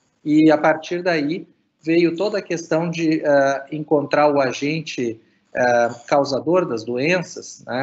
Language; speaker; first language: Portuguese; native; Portuguese